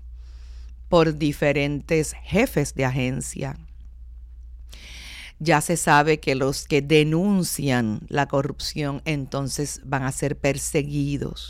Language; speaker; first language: Spanish; native; Spanish